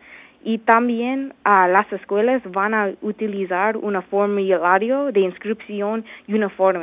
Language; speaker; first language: Spanish; non-native, learner; English